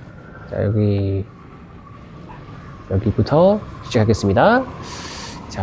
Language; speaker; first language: Korean; non-native, learner; Indonesian